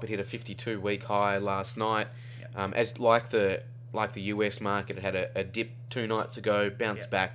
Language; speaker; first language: English; native; English